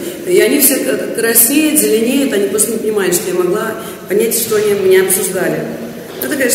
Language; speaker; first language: Russian; native; Russian